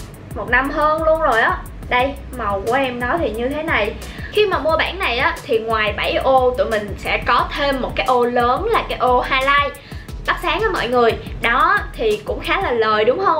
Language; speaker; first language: Vietnamese; native; Vietnamese